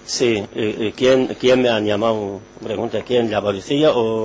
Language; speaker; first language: Spanish; non-native, learner; Arabic